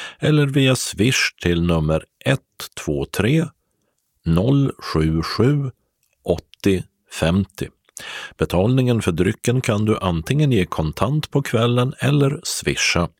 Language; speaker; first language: Swedish; native; Swedish